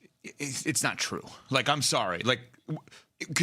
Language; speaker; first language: English; native; English